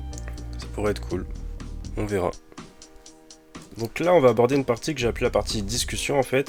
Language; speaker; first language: French; native; French